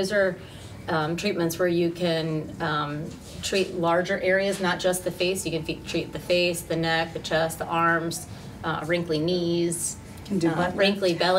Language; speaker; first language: English; native; English